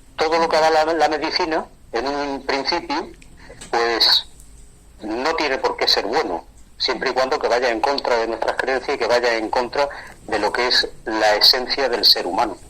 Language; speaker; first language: Spanish; native; Spanish